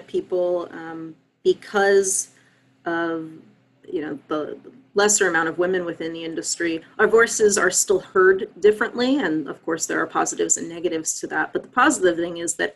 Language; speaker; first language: English; native; English